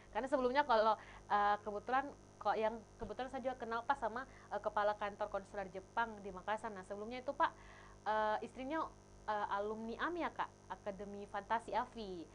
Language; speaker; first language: Indonesian; native; Indonesian